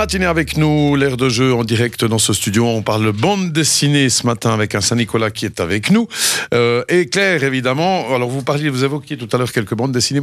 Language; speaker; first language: French; native; French